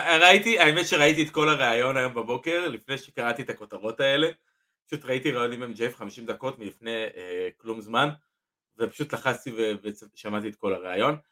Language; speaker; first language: Hebrew; native; Hebrew